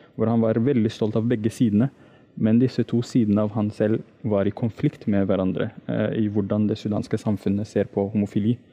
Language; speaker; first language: Norwegian; non-native, fluent; Arabic